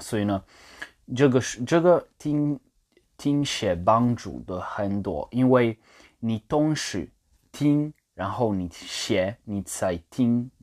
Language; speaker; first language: Chinese; non-native, learner; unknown